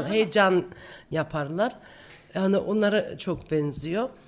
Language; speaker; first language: Turkish; non-native, fluent; Georgian